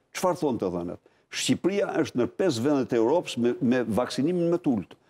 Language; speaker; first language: Albanian; native; Albanian